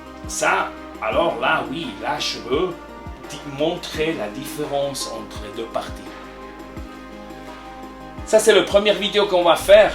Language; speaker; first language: French; non-native, learner; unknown